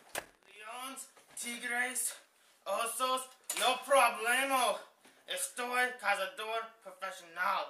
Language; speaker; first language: Spanish; non-native, learner; English